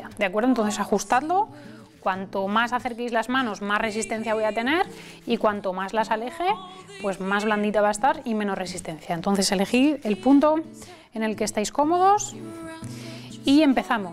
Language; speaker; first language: Spanish; native; Spanish